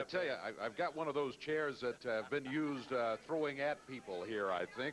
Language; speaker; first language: English; native; English